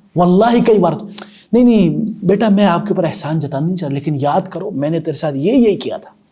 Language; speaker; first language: Urdu; non-native, local second language; Punjabi